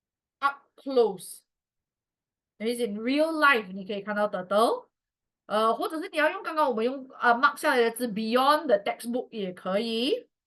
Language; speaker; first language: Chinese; native; Chinese